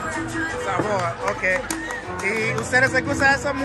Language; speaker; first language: Spanish; non-native, learner; English